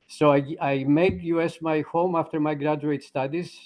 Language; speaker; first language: English; non-native, fluent; Greek